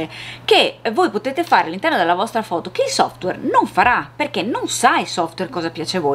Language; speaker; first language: Italian; native; Italian